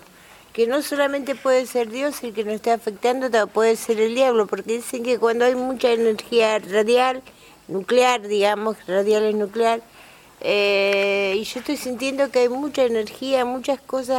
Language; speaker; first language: Spanish; native; Spanish